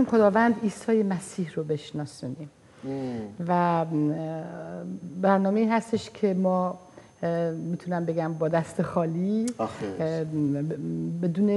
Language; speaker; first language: Persian; non-native, fluent; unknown